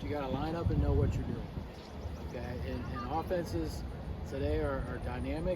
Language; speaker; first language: English; native; English